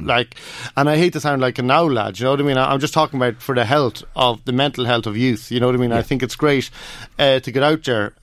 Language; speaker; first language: English; native; English